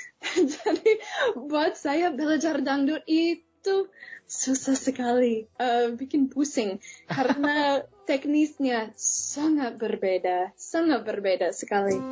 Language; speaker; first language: Indonesian; non-native, fluent; English